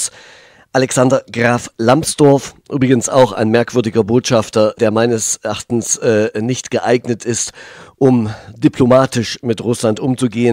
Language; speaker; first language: German; native; German